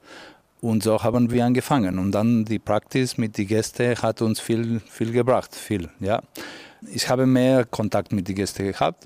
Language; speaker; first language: German; non-native, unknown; Catalan